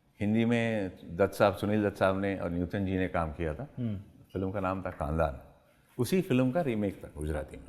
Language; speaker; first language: Hindi; non-native, local second language; Tamil